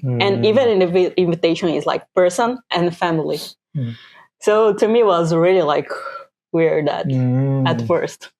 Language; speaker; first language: English; non-native, learner; Korean